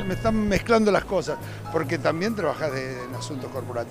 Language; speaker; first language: Spanish; native; Spanish